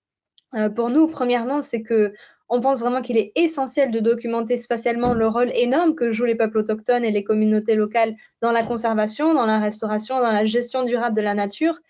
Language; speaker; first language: French; native; French